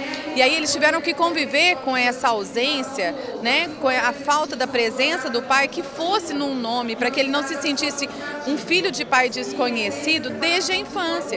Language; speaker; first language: Portuguese; native; Portuguese